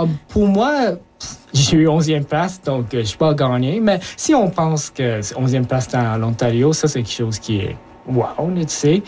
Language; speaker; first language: French; early bilingual, other home language; Japanese